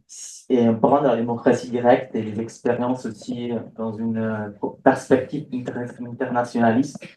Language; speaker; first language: French; non-native, fluent; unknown